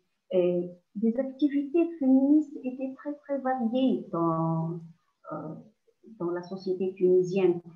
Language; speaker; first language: French; non-native, local second language; Arabic